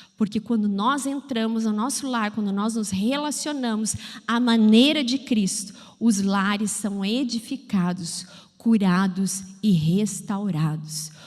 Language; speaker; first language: Portuguese; native; Portuguese